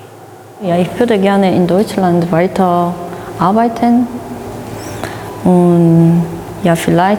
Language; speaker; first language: German; non-native, learner; Korean